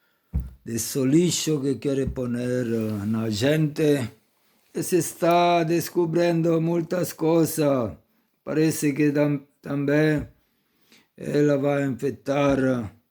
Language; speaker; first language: Portuguese; non-native, fluent; Italian